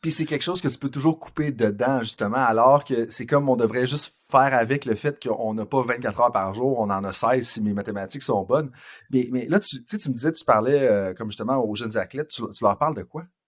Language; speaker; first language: French; native; French